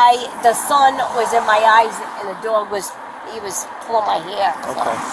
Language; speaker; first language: English; native; English